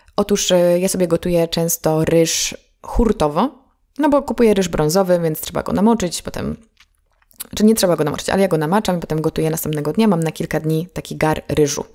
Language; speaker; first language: Polish; native; Polish